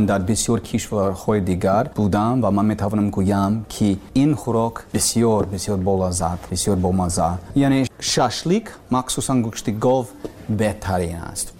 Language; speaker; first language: Persian; non-native, learner; English